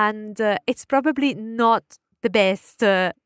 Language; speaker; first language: English; non-native, fluent; Italian